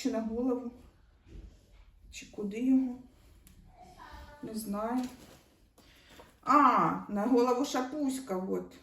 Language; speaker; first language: Ukrainian; native; Ukrainian